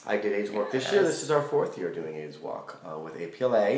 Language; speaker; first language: English; native; English